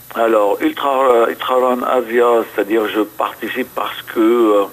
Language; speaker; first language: French; non-native, local second language; Arabic